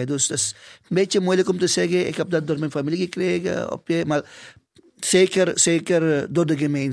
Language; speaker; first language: Dutch; non-native, fluent; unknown